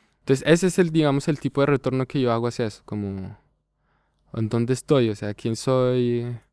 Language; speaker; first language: Spanish; native; Spanish